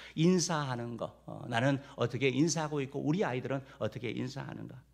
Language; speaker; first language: Korean; native; Korean